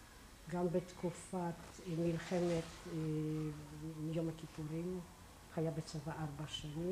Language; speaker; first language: Hebrew; non-native, fluent; Polish